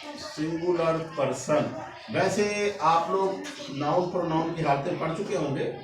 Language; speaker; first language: Urdu; non-native, local second language; Saraiki